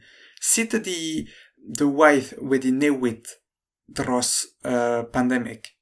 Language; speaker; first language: Welsh; non-native, fluent; French